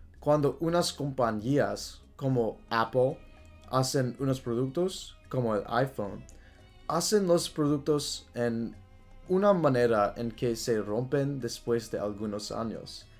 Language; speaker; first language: Spanish; non-native, learner; English